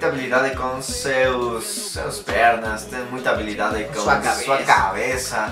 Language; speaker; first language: Portuguese; non-native, learner; Spanish